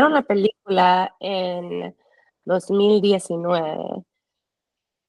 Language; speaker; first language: Spanish; early bilingual, heritage; English